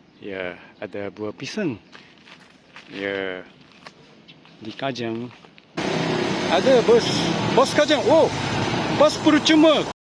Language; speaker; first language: Malay; non-native, learner; Japanese